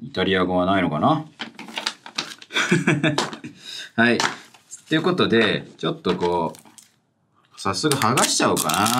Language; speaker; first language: Japanese; native; Japanese